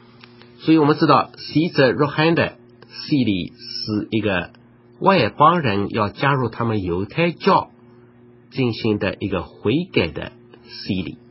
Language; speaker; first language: Chinese; native; Chinese